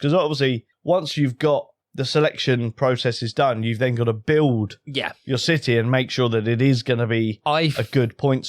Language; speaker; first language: English; native; English